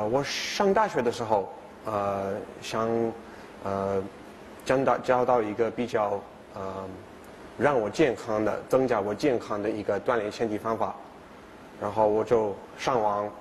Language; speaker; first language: Chinese; non-native, fluent; English